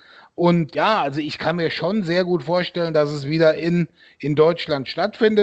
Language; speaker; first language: German; native; German